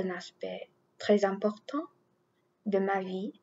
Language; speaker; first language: French; non-native, learner; English